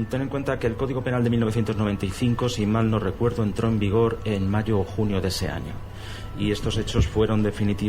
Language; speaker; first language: Spanish; native; Spanish